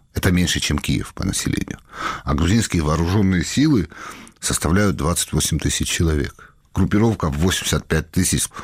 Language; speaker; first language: Russian; non-native, local second language; Georgian